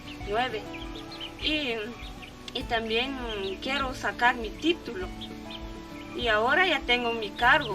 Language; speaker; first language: Spanish; non-native, local second language; Kʼicheʼ